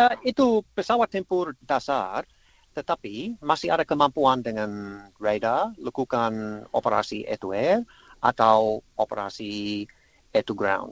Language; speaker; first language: Indonesian; non-native, learner; English